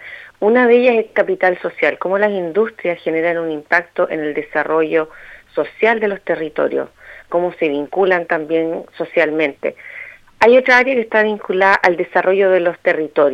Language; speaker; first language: Spanish; native; Spanish